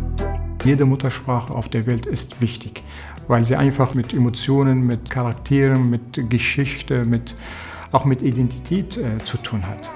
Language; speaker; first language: German; early bilingual, other home language; Kurdish